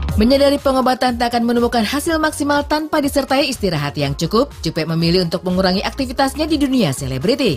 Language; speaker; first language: Indonesian; native; Indonesian